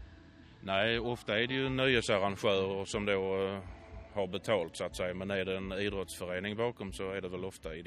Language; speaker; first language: Swedish; native; Swedish